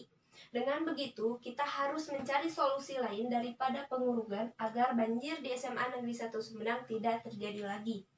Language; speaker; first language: Indonesian; native; Indonesian